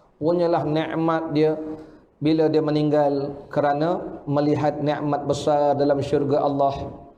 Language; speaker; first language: Malay; native; Malay